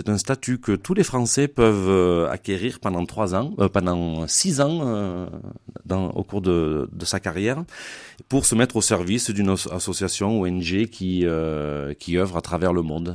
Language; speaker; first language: French; native; French